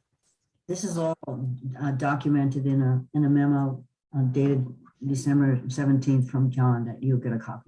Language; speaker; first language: English; native; English